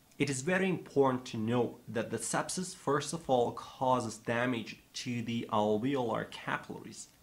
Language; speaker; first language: English; non-native, fluent; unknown